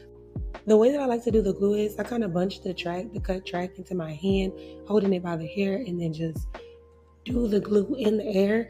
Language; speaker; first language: English; native; English